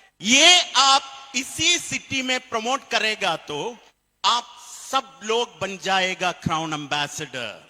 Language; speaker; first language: Hindi; non-native, fluent; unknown